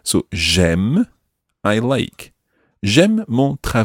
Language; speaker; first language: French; non-native, fluent; English